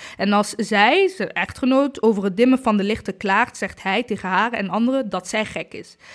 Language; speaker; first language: Dutch; early bilingual, other home language; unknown